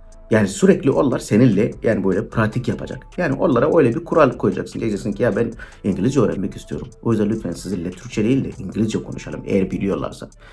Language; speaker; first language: Turkish; non-native, fluent; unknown